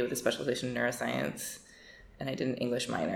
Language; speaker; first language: English; native; English